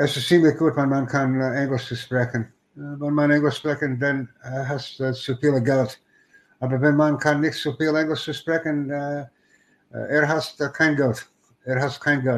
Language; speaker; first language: German; non-native, learner; English